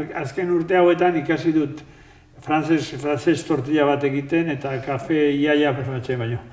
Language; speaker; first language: Basque; non-native, local second language; Spanish